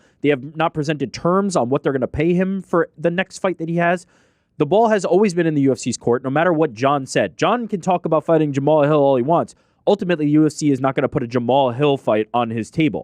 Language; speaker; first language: English; native; English